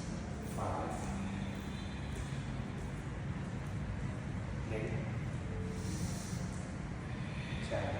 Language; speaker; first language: Vietnamese; non-native, learner; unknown